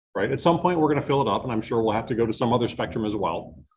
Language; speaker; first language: English; native; English